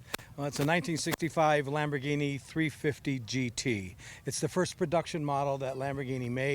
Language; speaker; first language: English; native; English